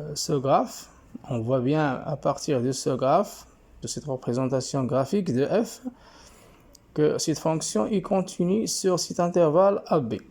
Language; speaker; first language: French; non-native, local second language; Arabic